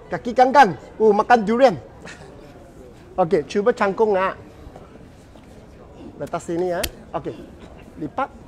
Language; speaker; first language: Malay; non-native, local second language; Chinese